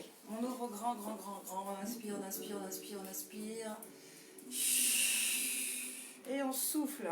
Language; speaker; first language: French; native; French